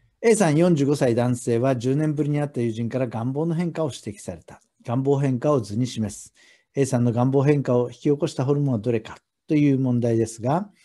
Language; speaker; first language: Japanese; native; Japanese